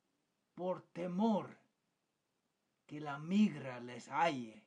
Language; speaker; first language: Spanish; non-native, fluent; English